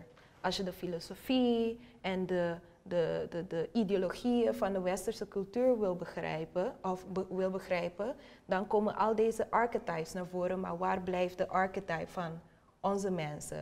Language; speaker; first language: Dutch; non-native, local second language; Papiamento